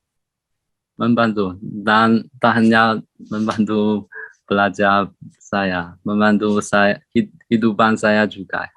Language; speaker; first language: Indonesian; non-native, learner; Chinese